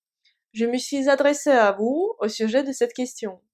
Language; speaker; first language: French; non-native, fluent; Russian